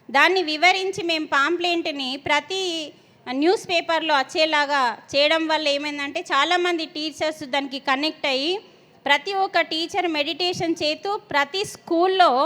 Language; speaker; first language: Telugu; native; Telugu